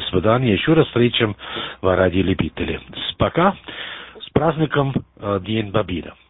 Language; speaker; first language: Russian; non-native, learner; German